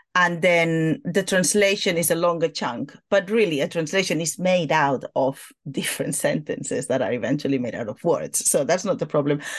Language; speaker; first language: English; non-native, fluent; Catalan